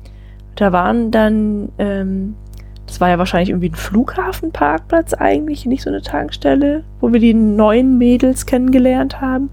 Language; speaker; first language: German; native; German